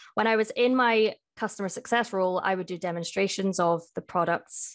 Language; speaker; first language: English; native; English